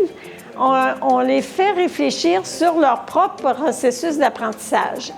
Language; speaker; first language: French; native; French